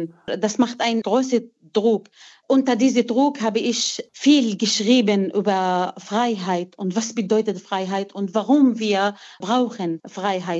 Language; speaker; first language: German; non-native, fluent; Arabic